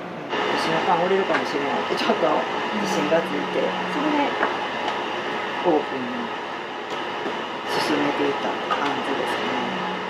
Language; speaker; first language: Japanese; native; Japanese